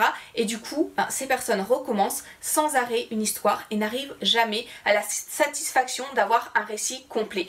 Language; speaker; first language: French; native; French